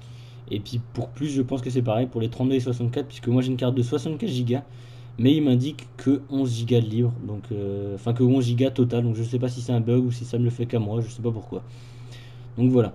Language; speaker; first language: French; native; French